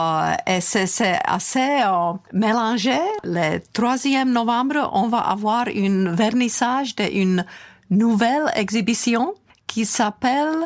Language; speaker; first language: French; non-native, fluent; Czech